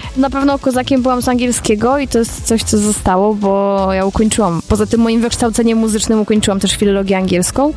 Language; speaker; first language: Polish; native; Polish